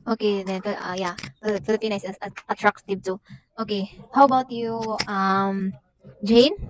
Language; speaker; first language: English; non-native, local second language; Cebuano